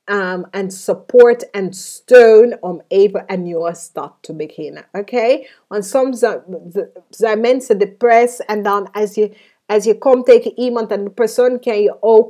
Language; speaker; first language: Dutch; non-native, fluent; English